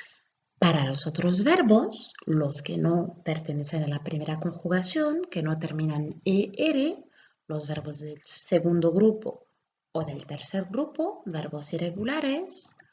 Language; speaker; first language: Spanish; non-native, fluent; French